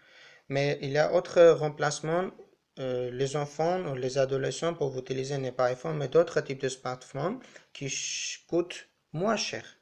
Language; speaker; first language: French; non-native, learner; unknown